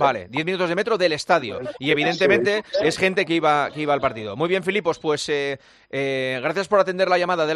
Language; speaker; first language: Spanish; native; Spanish